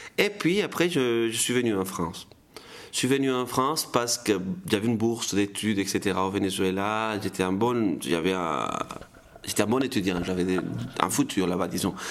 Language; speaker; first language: French; non-native, fluent; Spanish